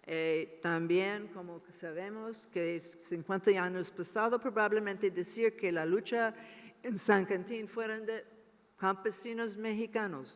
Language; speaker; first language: Spanish; non-native, learner; English